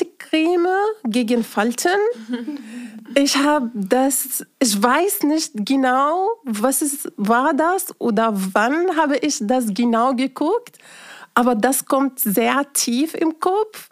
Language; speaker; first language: German; non-native, fluent; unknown